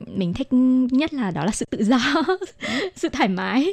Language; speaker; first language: Vietnamese; native; Vietnamese